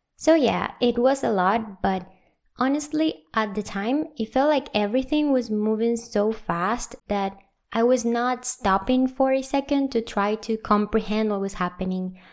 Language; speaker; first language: English; non-native, fluent; Spanish